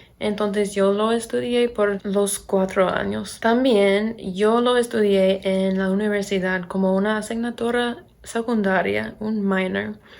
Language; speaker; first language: Spanish; non-native, fluent; English